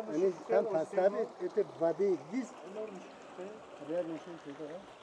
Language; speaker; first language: Russian; non-native, local second language; Tajik